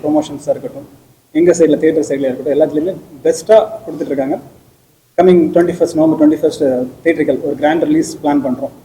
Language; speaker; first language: Tamil; native; Tamil